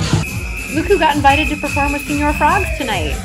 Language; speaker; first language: English; native; English